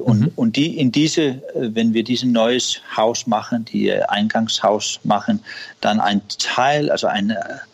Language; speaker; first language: German; non-native, learner; Danish